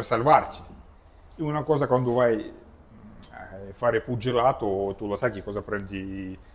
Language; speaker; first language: Italian; non-native, fluent; Russian